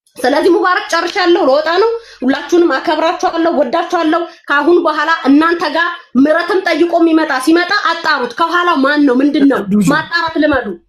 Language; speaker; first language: Amharic; non-native, local second language; Oromo